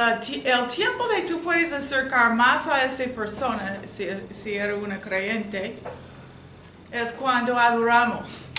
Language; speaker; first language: Spanish; non-native, learner; English